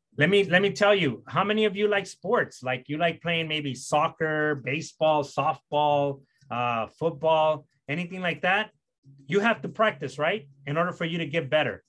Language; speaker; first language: English; early bilingual, other home language; Spanish